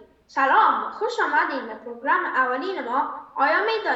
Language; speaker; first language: Persian; early bilingual, heritage; Persian